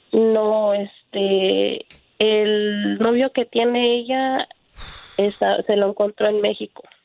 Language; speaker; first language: Spanish; native; Spanish